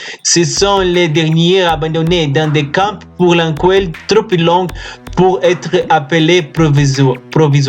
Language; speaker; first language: French; non-native, learner; Spanish